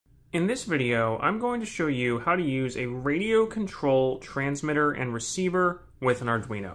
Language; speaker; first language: English; native; English